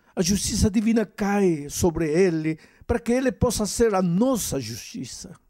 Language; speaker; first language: Portuguese; non-native, fluent; Spanish